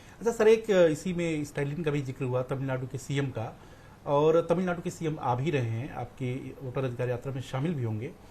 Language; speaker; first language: Hindi; native; Hindi